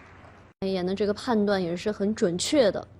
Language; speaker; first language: Chinese; native; Chinese